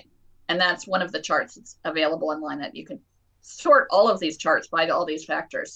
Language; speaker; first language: English; native; English